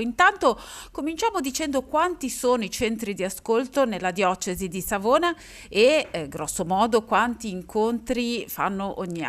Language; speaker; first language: Italian; native; Italian